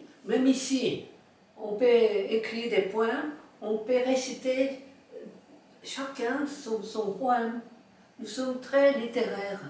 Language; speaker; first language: French; non-native, fluent; Korean